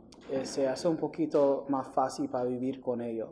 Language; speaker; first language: Spanish; early bilingual, heritage; Spanish